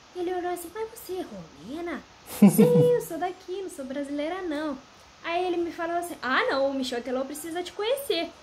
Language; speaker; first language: Portuguese; non-native, fluent; Romanian